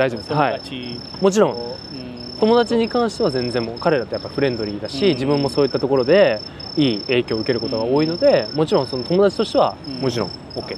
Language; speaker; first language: Japanese; native; Japanese